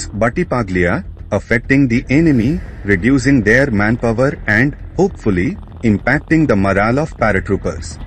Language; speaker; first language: English; non-native, fluent; Portuguese